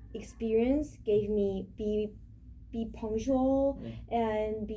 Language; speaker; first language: English; non-native, learner; Korean